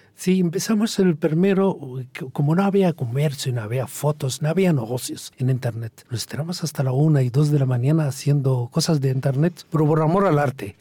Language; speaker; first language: Spanish; non-native, fluent; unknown